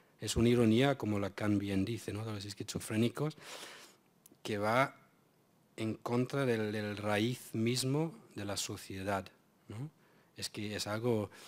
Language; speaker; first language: Spanish; non-native, fluent; English